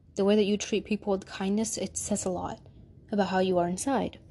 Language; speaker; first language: English; native; English